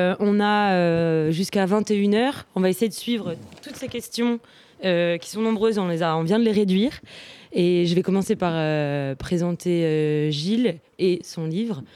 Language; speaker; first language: French; native; French